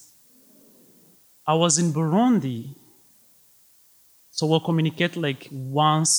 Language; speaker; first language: English; non-native, fluent; Rundi